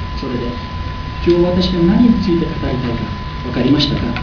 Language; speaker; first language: Japanese; non-native, learner; Uzbek